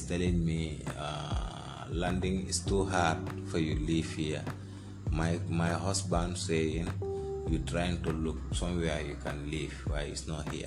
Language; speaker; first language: English; non-native, fluent; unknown